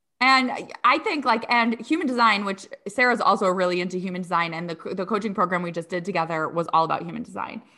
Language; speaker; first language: English; native; English